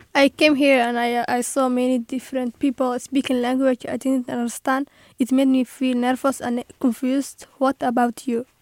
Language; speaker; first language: English; non-native, learner; Somali